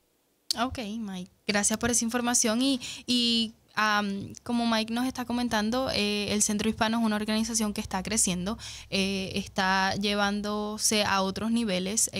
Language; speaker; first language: Spanish; native; Spanish